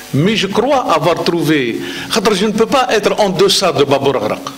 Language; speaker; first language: French; non-native, local second language; Arabic